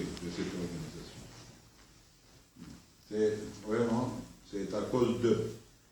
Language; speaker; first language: French; non-native, fluent; Turkish